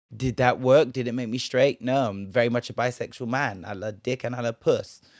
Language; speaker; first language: English; native; English